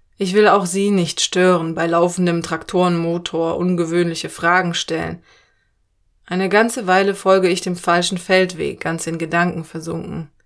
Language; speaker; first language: German; native; German